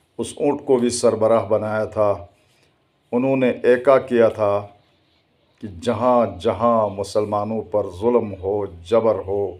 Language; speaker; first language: Urdu; native; Urdu